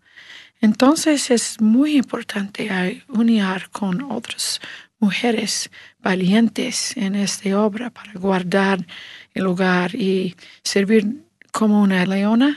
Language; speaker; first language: Spanish; non-native, learner; English